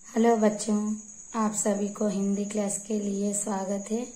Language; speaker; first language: Hindi; non-native, local second language; Telugu